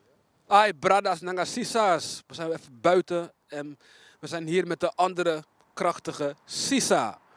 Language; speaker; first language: Dutch; native; Dutch